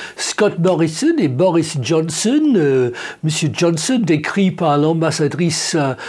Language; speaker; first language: French; non-native, fluent; English